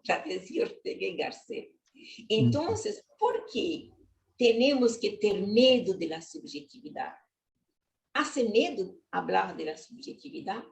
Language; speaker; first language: Spanish; non-native, learner; Portuguese